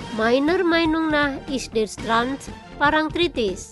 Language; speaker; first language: German; non-native, fluent; Indonesian